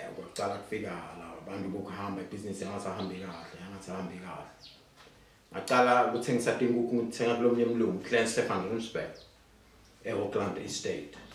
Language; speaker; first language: Zulu; non-native, local second language; Swati